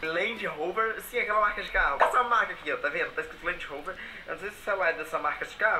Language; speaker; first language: Portuguese; native; Portuguese